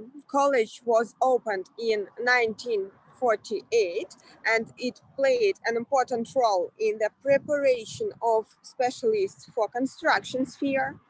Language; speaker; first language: English; non-native, fluent; Russian